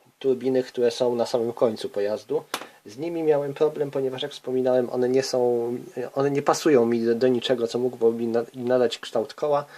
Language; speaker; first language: Polish; native; Polish